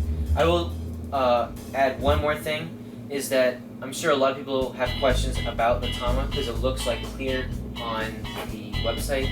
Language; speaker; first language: English; native; English